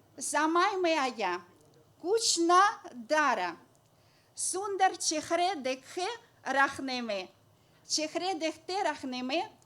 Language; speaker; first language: Hindi; non-native, learner; Russian